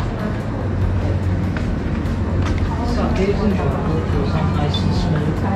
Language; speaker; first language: English; native; English